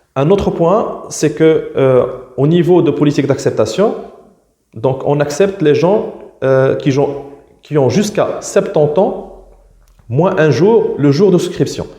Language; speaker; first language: French; non-native, local second language; Arabic